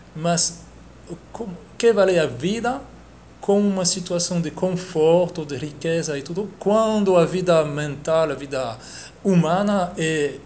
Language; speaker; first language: Portuguese; non-native, fluent; French